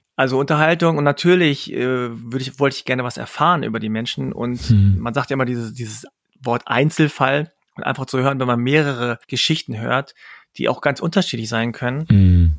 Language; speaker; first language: German; early bilingual, other home language; Korean